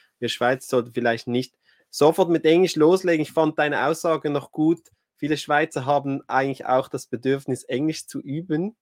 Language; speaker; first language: German; native; German